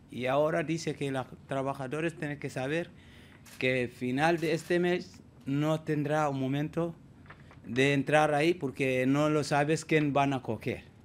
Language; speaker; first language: Spanish; non-native, learner; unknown